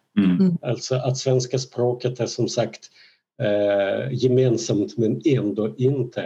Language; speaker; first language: Swedish; non-native, fluent; Russian